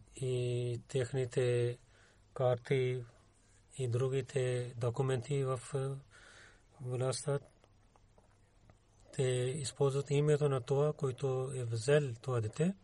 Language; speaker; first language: Bulgarian; non-native, learner; Urdu